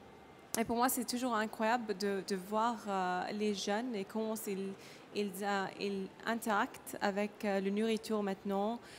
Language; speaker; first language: French; non-native, learner; Arabic